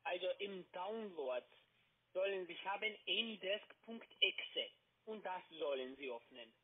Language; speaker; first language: German; non-native, learner; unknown